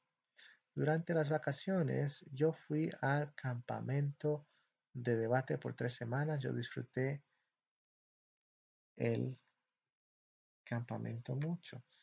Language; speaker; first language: Spanish; non-native, fluent; English